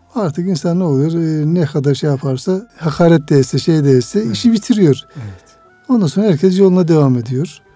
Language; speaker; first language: Turkish; native; Turkish